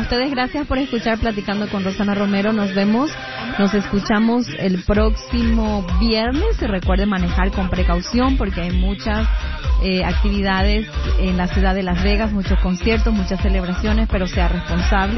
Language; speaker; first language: Spanish; native; Spanish